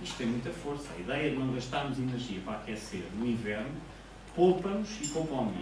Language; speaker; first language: Portuguese; native; Portuguese